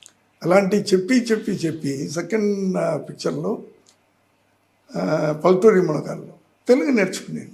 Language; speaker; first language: Telugu; non-native, learner; Tamil